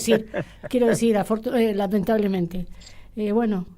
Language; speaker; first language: Spanish; native; Spanish